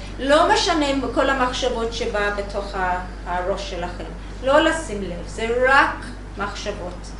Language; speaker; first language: Hebrew; non-native, learner; English